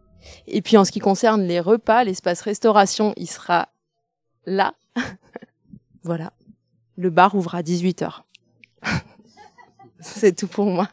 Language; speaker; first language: French; native; French